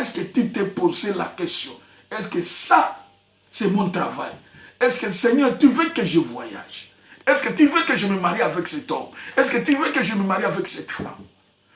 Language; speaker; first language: French; non-native, local second language; Lingala